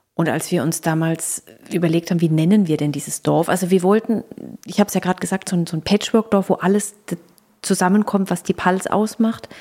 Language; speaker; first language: German; native; German